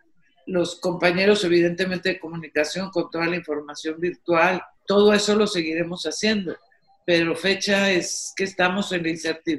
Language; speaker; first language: Spanish; native; Spanish